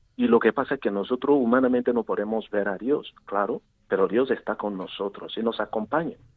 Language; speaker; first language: Spanish; non-native, fluent; Igbo